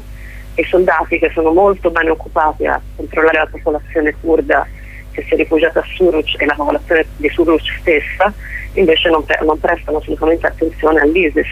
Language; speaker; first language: Italian; native; Italian